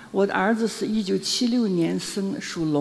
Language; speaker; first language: Chinese; native; Chinese